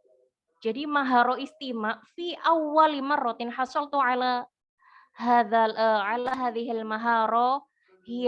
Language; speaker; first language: Arabic; non-native, fluent; Indonesian